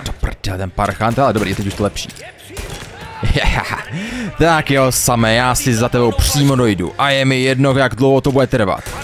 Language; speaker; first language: Czech; native; Czech